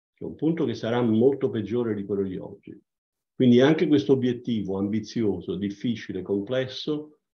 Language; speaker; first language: Italian; native; Italian